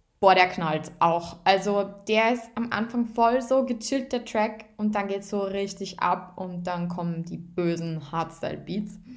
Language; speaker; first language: German; native; German